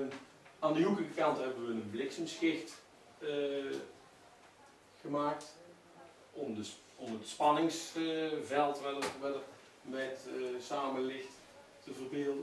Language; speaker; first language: Dutch; native; Dutch